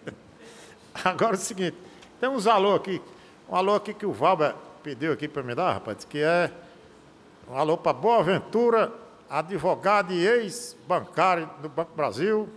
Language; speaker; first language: Portuguese; native; Portuguese